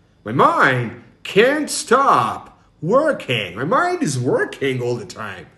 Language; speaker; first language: English; non-native, fluent; Persian